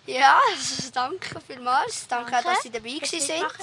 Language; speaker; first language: German; native; German